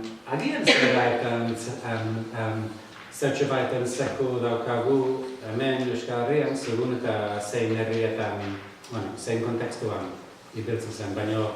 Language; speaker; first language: Basque; non-native, learner; English